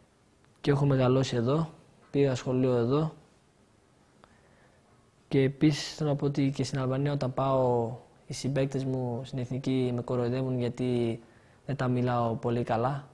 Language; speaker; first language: Greek; early bilingual, other home language; Albanian